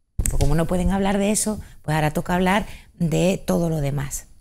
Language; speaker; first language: Spanish; native; Spanish